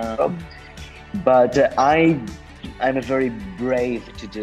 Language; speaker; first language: English; non-native, fluent; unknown